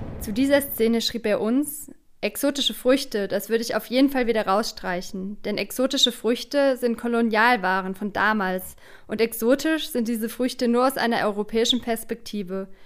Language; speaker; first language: German; native; German